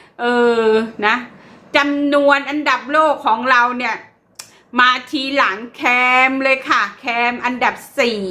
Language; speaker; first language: Thai; native; Thai